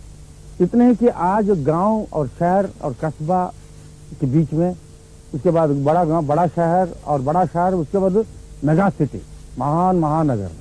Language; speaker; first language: Hindi; non-native, local second language; Kannada